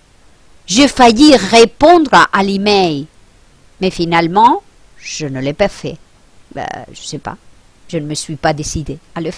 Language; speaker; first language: French; non-native, fluent; Spanish